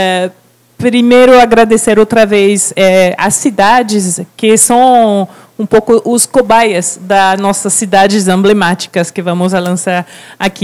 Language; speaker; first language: Portuguese; non-native, fluent; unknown